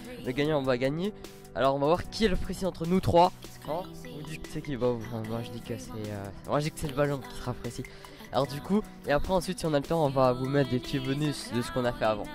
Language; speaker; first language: French; native; French